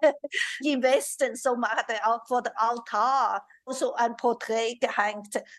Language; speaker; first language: German; non-native, fluent; Chinese